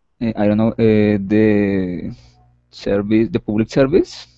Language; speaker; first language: English; non-native, learner; Spanish